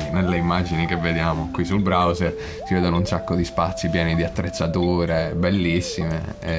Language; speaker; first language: Italian; native; Italian